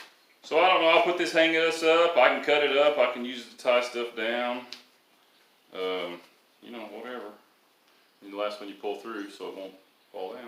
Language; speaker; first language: English; native; English